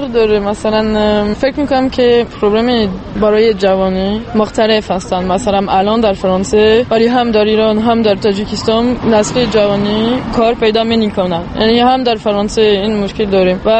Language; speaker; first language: Persian; non-native, fluent; French